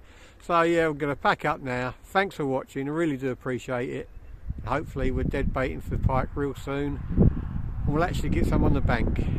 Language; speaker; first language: English; native; English